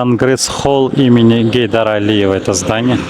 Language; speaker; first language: Russian; native; Russian